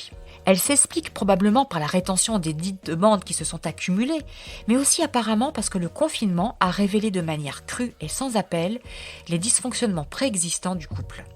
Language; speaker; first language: French; native; French